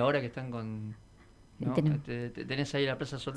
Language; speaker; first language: Spanish; native; Spanish